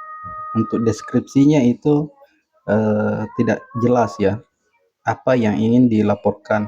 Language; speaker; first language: Indonesian; native; Indonesian